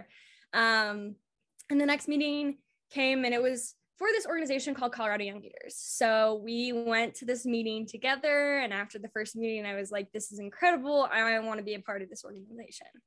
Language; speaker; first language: English; native; English